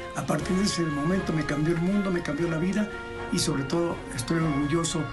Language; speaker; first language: Spanish; native; Spanish